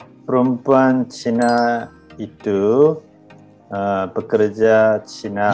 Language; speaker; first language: Indonesian; non-native, learner; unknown